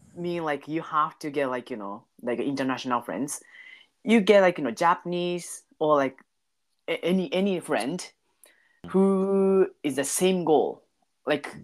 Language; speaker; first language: English; non-native, learner; Japanese